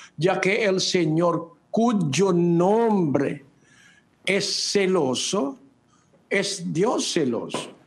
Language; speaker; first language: Spanish; non-native, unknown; Filipino